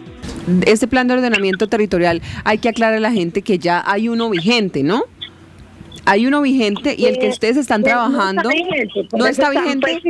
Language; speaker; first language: Spanish; native; Spanish